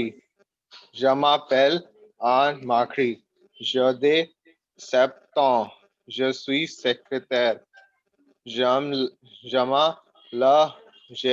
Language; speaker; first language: French; non-native, learner; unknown